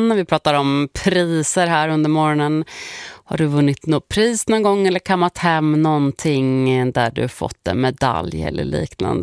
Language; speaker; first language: Swedish; native; Swedish